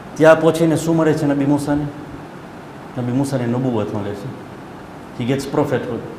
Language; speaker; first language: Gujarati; early bilingual, heritage; Gujarati